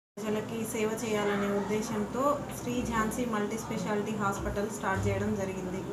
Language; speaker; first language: Telugu; non-native, local second language; Lambadi